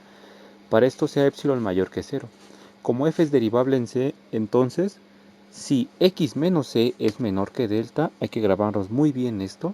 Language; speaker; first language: Spanish; native; Spanish